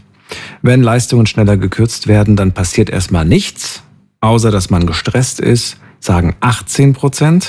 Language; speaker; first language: German; native; German